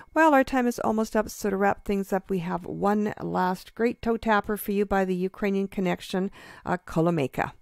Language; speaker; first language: English; early bilingual, other home language; Ukrainian